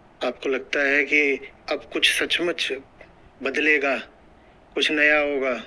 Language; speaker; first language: Hindi; native; Hindi